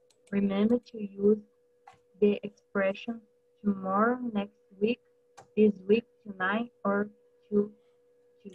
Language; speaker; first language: English; non-native, learner; Portuguese